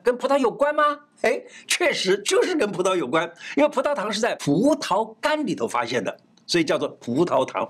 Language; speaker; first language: Chinese; native; Chinese